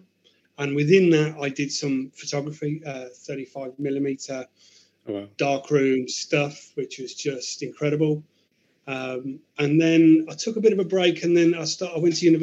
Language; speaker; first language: English; native; English